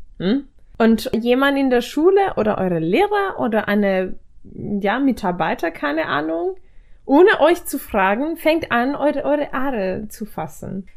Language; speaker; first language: German; non-native, fluent; Italian